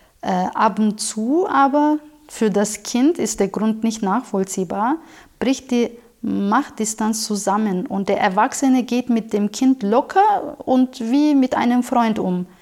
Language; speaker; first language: German; non-native, fluent; Turkish